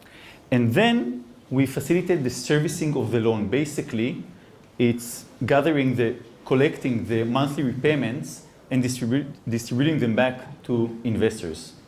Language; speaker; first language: English; non-native, fluent; Hebrew